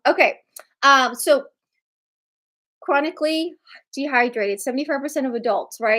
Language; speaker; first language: English; native; English